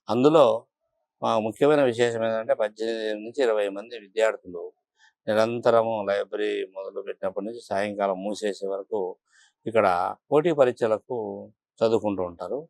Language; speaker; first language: Telugu; native; Telugu